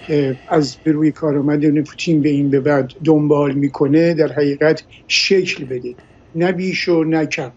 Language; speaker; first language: Persian; native; Persian